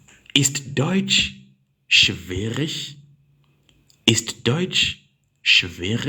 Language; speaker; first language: German; non-native, learner; English